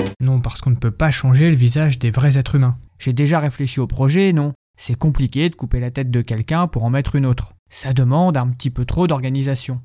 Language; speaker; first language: French; native; French